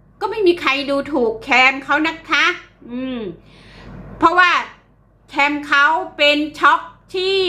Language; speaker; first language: Thai; native; Thai